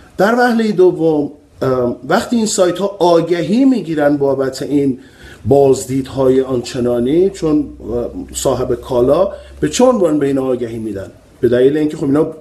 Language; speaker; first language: Persian; native; Persian